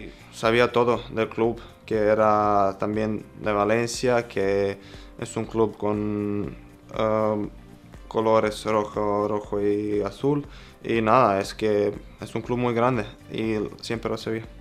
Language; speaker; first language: Spanish; non-native, fluent; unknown